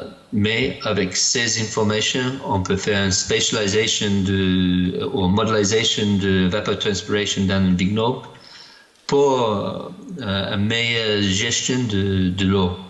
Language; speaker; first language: French; non-native, learner; English